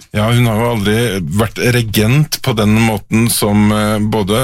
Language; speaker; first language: Norwegian; native; Norwegian